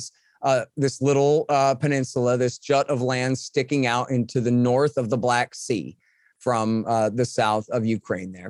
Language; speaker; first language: English; native; English